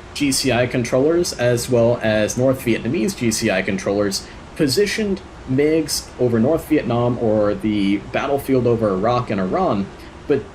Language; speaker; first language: English; native; English